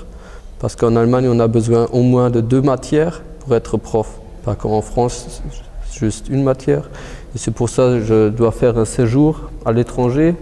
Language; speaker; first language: French; early bilingual, heritage; German